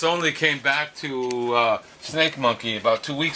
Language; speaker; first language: English; native; English